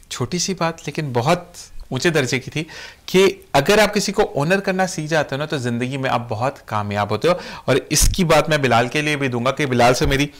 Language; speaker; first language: Urdu; native; Urdu